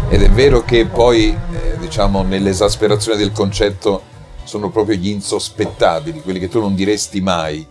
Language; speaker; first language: Italian; native; Italian